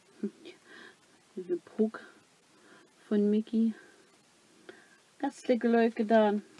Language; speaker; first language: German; non-native, learner; Dutch